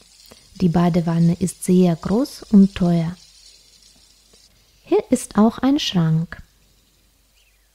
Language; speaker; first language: German; non-native, fluent; Russian